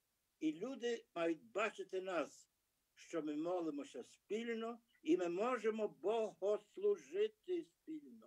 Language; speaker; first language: Ukrainian; early bilingual, heritage; Ukrainian